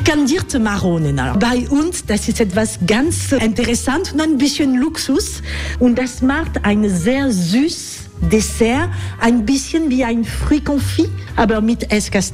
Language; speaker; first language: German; non-native, learner; French